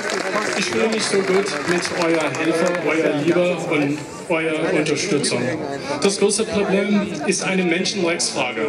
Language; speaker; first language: German; non-native, learner; English